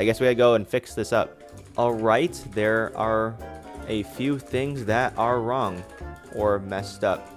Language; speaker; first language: English; native; English